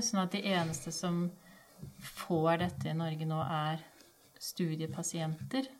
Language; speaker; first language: Norwegian; native; Norwegian